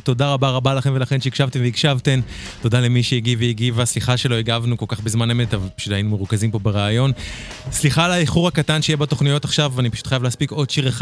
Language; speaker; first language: Hebrew; native; Hebrew